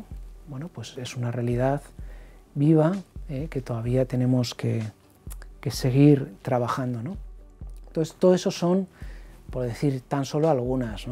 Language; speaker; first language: Spanish; native; Spanish